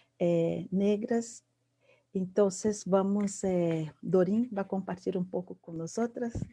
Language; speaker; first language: Spanish; non-native, fluent; Portuguese